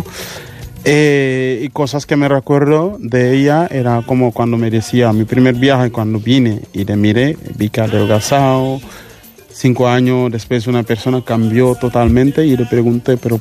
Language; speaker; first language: Spanish; non-native, fluent; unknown